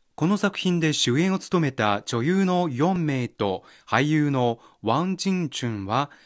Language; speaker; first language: Japanese; non-native, fluent; Chinese